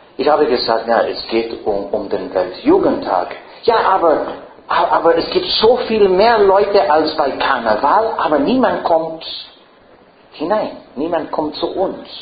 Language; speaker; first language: German; non-native, fluent; English